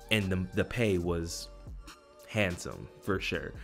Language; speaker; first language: English; native; English